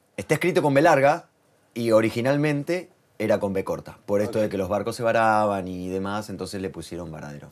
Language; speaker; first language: Spanish; native; Spanish